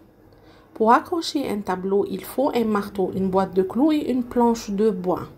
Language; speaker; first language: French; non-native, fluent; Arabic